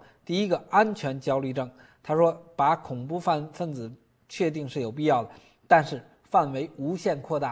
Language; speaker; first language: Chinese; native; Chinese